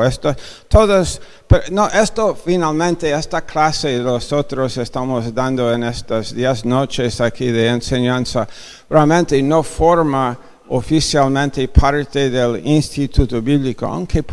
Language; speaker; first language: Spanish; non-native, fluent; English